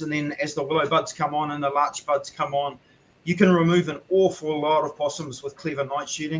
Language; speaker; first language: English; native; English